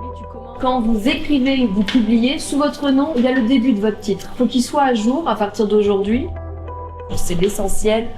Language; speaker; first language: French; native; French